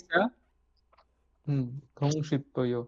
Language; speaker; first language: Korean; non-native, learner; Bangla